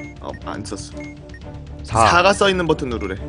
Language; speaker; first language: Korean; native; Korean